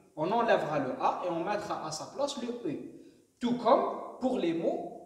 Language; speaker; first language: French; non-native, local second language; Arabic